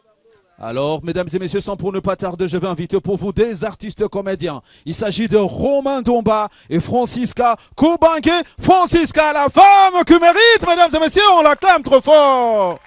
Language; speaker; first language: French; non-native, local second language; Lingala